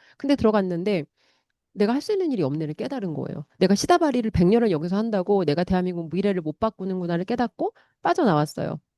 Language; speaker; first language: Korean; native; Korean